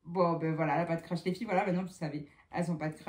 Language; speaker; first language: French; native; French